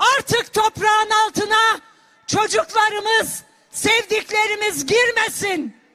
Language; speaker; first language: Turkish; non-native, local second language; Kurdish